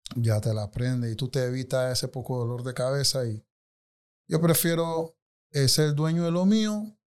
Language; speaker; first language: Spanish; native; Spanish